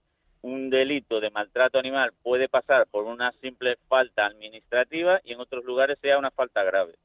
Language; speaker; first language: Spanish; native; Spanish